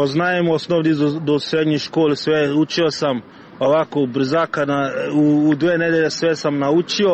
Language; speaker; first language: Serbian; non-native, learner; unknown